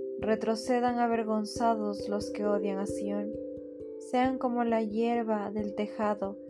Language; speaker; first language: Spanish; native; Spanish